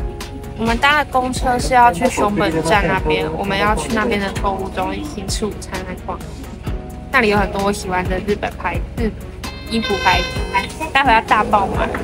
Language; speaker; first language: Chinese; native; Chinese